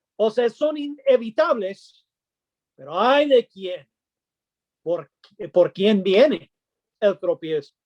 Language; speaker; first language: Spanish; non-native, fluent; English